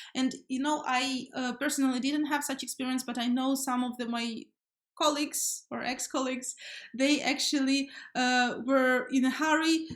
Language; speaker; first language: English; non-native, fluent; Ukrainian